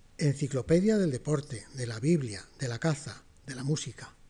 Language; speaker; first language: Spanish; native; Spanish